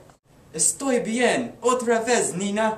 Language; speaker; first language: Spanish; non-native, learner; English